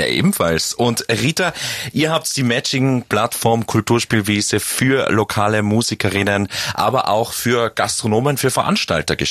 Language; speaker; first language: German; native; German